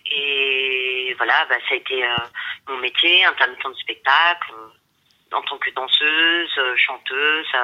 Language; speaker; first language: French; native; French